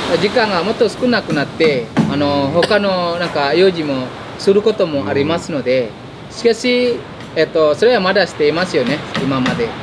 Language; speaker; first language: Japanese; non-native, fluent; Indonesian